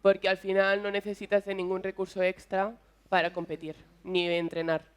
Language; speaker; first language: Spanish; native; Spanish